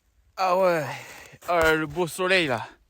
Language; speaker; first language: French; native; French